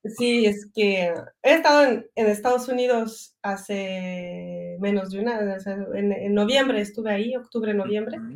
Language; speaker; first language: Spanish; non-native, fluent; French